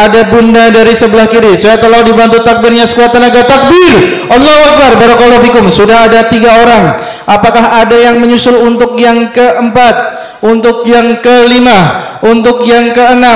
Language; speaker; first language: Indonesian; native; Indonesian